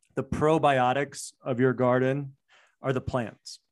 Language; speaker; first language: English; native; English